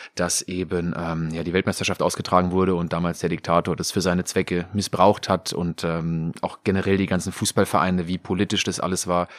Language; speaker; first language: German; native; German